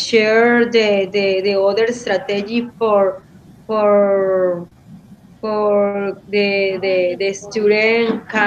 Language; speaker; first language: English; non-native, learner; Spanish